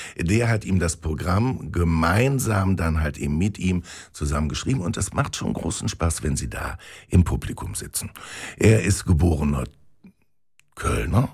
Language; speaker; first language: German; native; German